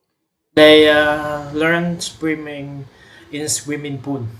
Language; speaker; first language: English; non-native, learner; Vietnamese